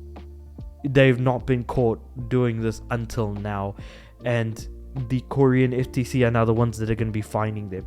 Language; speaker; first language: English; native; English